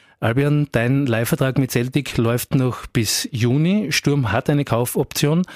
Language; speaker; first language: German; native; German